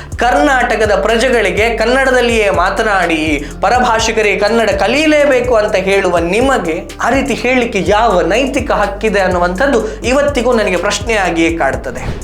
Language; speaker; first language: Kannada; native; Kannada